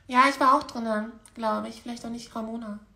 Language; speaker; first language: German; native; German